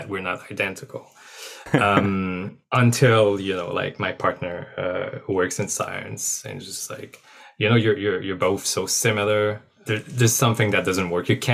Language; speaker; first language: English; non-native, fluent; French